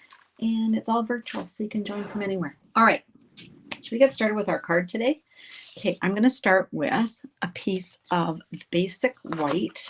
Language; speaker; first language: English; native; English